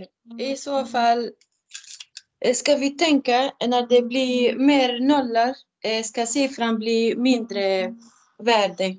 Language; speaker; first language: Swedish; non-native, learner; Arabic